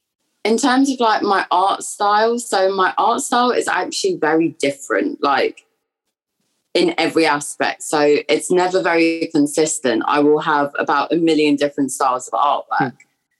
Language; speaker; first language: English; native; English